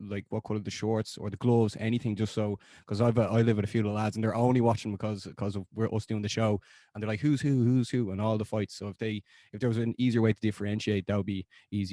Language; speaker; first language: English; native; English